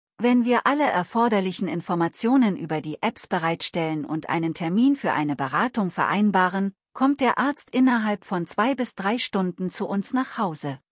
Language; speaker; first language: German; non-native, learner; Telugu